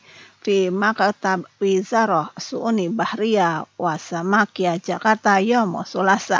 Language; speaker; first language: Arabic; non-native, fluent; Indonesian